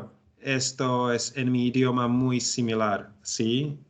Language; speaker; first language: Spanish; non-native, learner; Czech